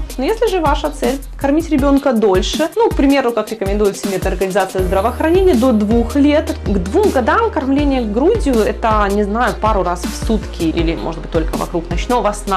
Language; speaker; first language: Russian; native; Russian